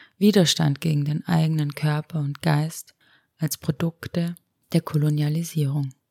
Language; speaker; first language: German; early bilingual, other home language; Romanian